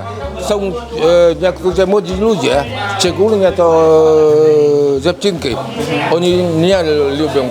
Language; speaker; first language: Polish; non-native, fluent; Vietnamese